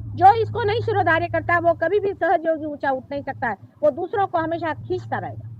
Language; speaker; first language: Hindi; non-native, local second language; Marathi